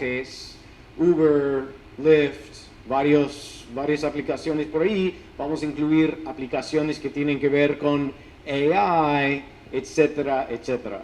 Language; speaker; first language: Spanish; non-native, fluent; English